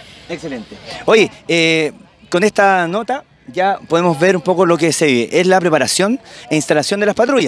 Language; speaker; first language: Spanish; native; Spanish